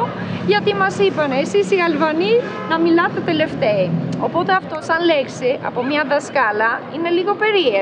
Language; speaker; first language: Greek; non-native, fluent; Albanian